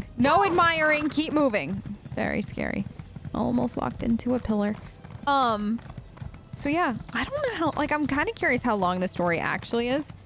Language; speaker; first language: English; native; English